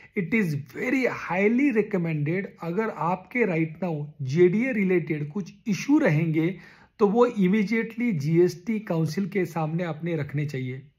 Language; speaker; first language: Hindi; non-native, local second language; Marathi